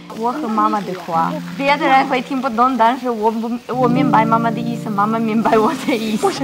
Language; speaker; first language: Chinese; non-native, learner; Ukrainian